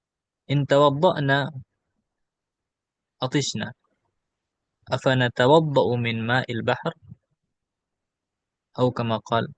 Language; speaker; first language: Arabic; non-native, fluent; Indonesian